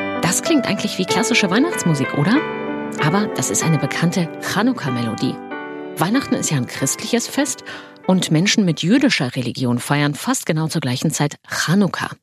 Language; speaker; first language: German; native; German